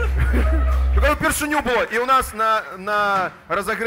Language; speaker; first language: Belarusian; non-native, local second language; Russian